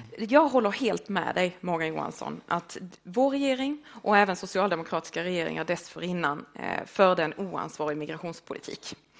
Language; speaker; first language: Swedish; native; Swedish